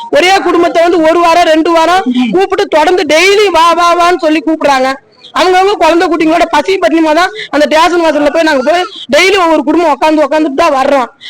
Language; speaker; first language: Tamil; native; Tamil